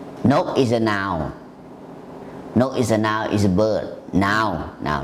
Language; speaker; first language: English; non-native, learner; Thai